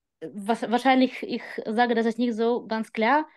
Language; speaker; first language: German; non-native, learner; Russian